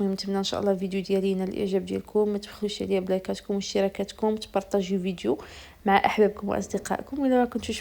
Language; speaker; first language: Arabic; native; Arabic